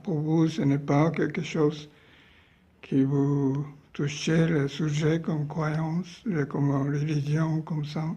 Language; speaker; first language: French; non-native, fluent; Japanese